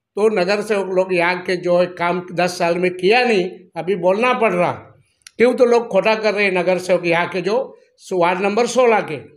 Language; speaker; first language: Hindi; non-native, local second language; Marathi